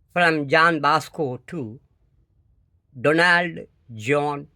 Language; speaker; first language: English; non-native, local second language; Tamil